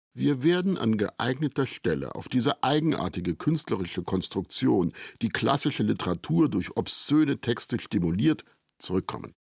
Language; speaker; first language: German; native; German